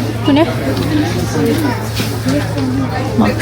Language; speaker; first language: Turkish; non-native, learner; Indonesian